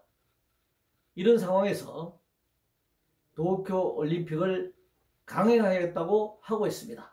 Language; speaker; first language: Korean; native; Korean